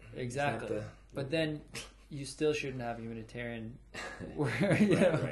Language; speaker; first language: English; early bilingual, other home language; German